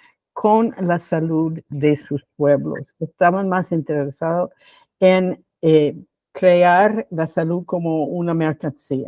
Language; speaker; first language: Spanish; non-native, fluent; English